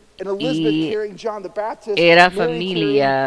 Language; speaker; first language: Spanish; non-native, fluent; English